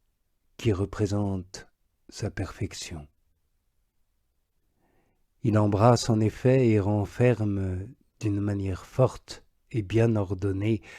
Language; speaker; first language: French; native; French